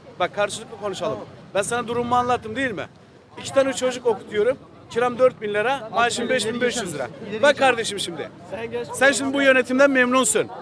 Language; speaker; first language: Turkish; non-native, local second language; Kurdish